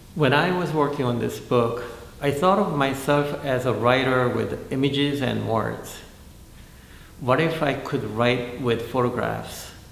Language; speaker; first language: English; non-native, fluent; Korean